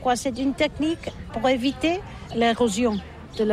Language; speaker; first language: French; non-native, learner; Catalan